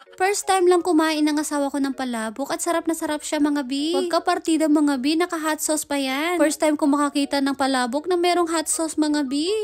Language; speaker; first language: Filipino; native; Filipino